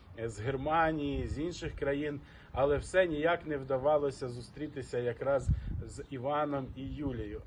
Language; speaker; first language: Ukrainian; non-native, local second language; Russian